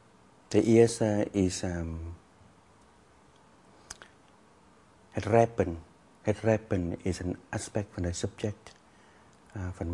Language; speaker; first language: Dutch; non-native, fluent; Vietnamese